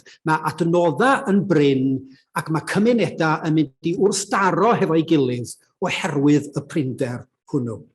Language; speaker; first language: Welsh; native; Welsh